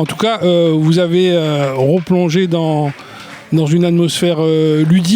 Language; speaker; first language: French; native; French